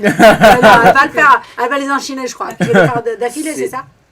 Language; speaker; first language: French; native; French